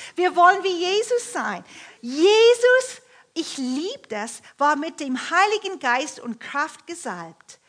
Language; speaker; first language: German; non-native, fluent; English